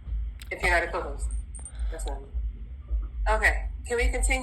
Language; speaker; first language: English; native; English